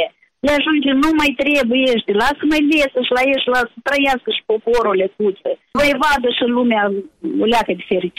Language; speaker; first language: Romanian; native; Romanian